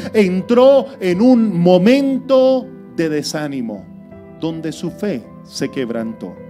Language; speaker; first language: Spanish; native; Spanish